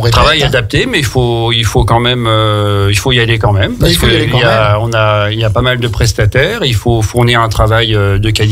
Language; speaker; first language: French; native; French